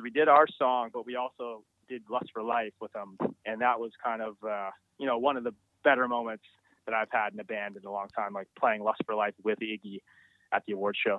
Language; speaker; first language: English; native; English